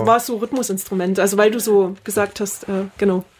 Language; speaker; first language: German; native; German